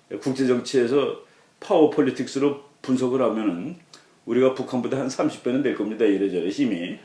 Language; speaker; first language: Korean; native; Korean